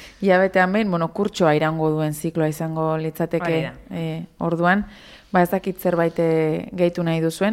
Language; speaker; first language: Basque; native; Basque